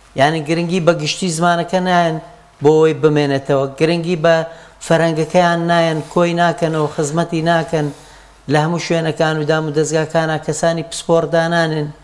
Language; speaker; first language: Central Kurdish; non-native, local second language; Gurani